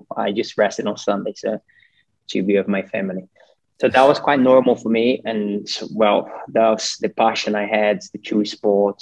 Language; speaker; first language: English; non-native, fluent; Portuguese